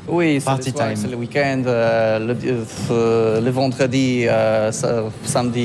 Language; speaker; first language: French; non-native, learner; Polish